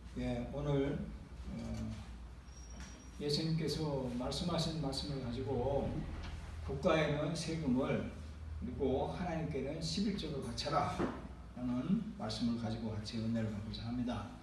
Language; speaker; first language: Korean; native; Korean